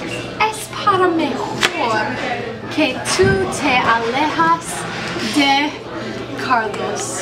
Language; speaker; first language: Spanish; non-native, learner; English